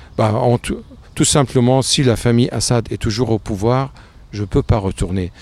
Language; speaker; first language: French; non-native, fluent; Arabic